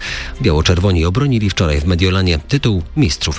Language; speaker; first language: Polish; native; Polish